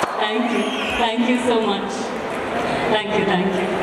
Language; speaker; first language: Kannada; non-native, learner; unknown